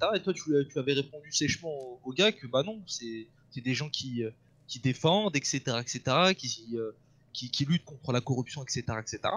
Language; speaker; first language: French; native; French